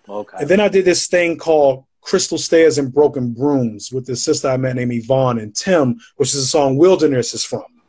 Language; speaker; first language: English; native; English